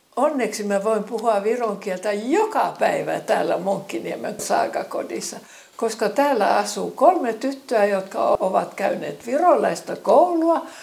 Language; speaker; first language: Finnish; early bilingual, other home language; Estonian